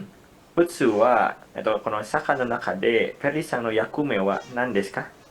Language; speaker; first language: Japanese; non-native, learner; Indonesian